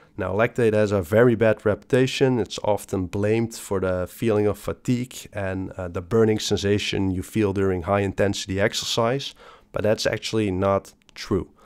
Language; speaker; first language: English; non-native, fluent; Dutch